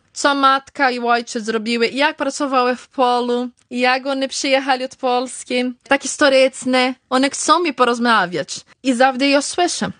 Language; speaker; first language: Polish; early bilingual, heritage; Portuguese